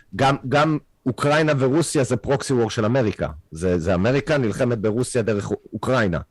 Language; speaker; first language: Hebrew; non-native, fluent; English